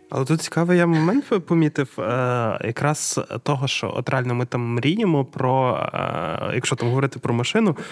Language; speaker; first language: Ukrainian; native; Ukrainian